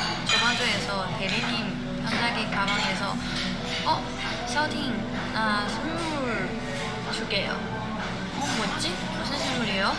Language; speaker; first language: Korean; non-native, fluent; Chinese